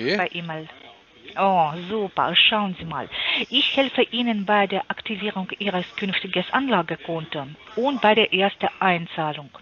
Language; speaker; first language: German; non-native, fluent; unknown